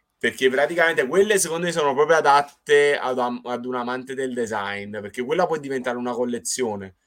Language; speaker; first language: Italian; native; Italian